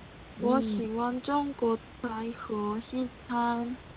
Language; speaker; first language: Chinese; non-native, learner; Korean